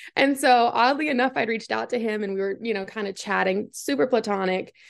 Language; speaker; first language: English; native; English